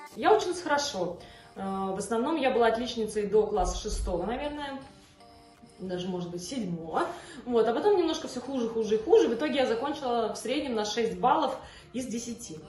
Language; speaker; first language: Russian; native; Russian